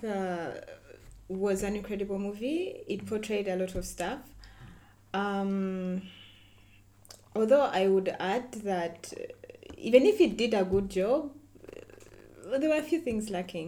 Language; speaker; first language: English; non-native, local second language; Ganda